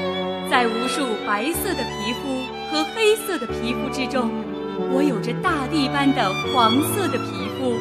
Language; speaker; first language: Chinese; native; Chinese